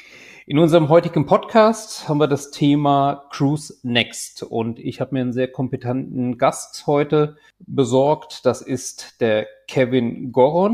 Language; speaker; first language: German; native; German